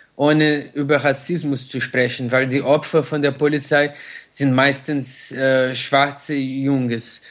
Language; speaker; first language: German; non-native, fluent; Portuguese